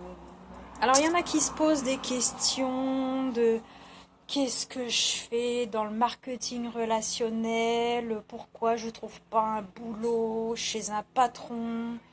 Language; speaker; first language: French; native; French